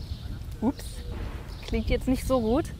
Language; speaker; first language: German; native; German